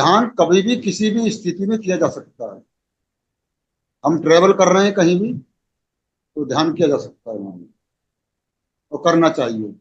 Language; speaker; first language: Hindi; native; Hindi